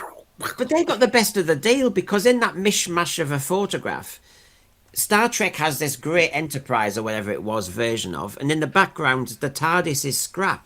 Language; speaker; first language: English; native; English